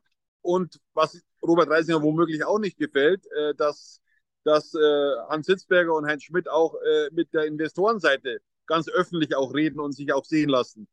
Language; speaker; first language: German; native; German